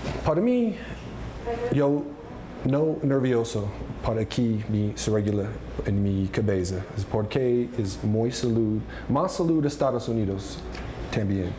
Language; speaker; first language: Spanish; non-native, learner; English